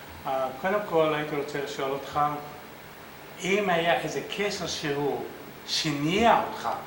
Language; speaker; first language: Hebrew; early bilingual, other home language; Arabic